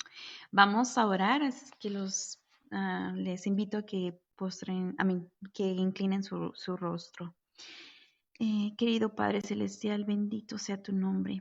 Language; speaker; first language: Spanish; native; Spanish